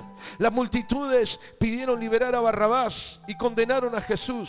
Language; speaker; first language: Spanish; native; Spanish